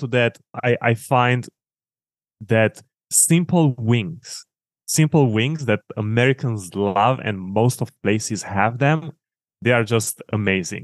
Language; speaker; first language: English; non-native, fluent; Romanian